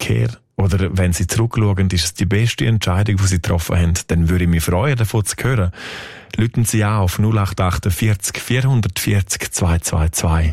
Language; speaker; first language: German; native; German